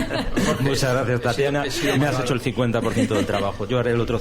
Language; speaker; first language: Spanish; native; Spanish